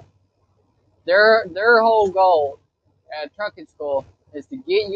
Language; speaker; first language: English; native; English